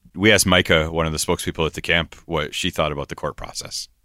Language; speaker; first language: English; native; English